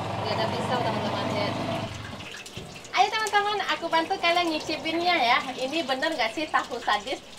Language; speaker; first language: Chinese; non-native, fluent; Indonesian